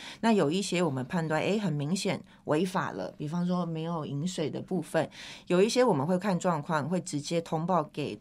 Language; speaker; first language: Chinese; early bilingual, heritage; Chinese